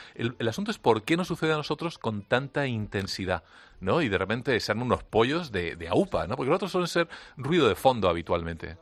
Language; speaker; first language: Spanish; early bilingual, heritage; Spanish